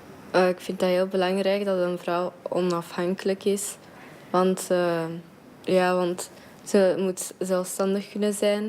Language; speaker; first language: Dutch; early bilingual, other home language; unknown